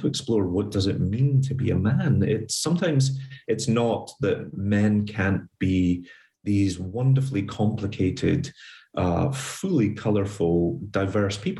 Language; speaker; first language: English; native; English